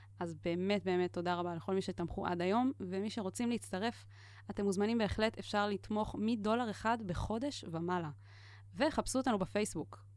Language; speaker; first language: Hebrew; native; Hebrew